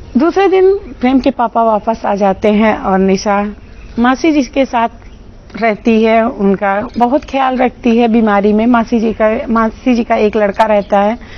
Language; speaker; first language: Hindi; native; Hindi